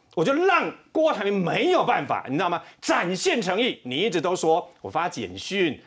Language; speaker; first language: Chinese; native; Chinese